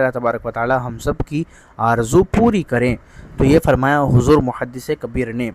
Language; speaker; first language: Urdu; native; Urdu